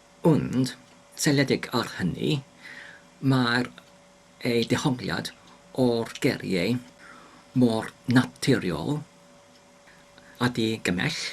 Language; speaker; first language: Welsh; non-native, learner; English